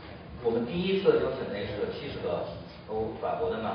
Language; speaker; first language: Chinese; native; Chinese